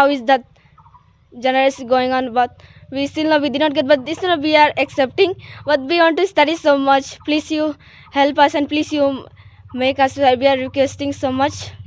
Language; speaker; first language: English; non-native, local second language; Assamese